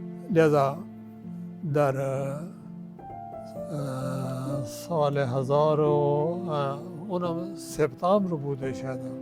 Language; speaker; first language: Persian; non-native, fluent; Urdu